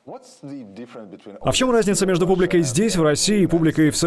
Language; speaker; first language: Russian; native; Russian